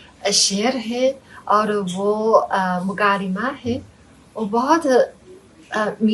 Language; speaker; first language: Hindi; non-native, fluent; Chinese